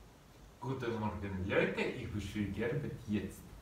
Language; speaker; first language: German; non-native, learner; Russian